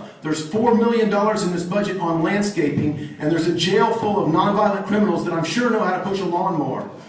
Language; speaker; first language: English; native; English